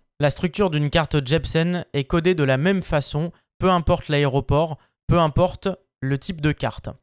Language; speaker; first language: French; native; French